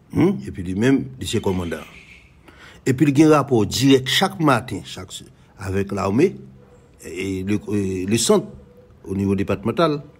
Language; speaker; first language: French; non-native, local second language; Haitian Creole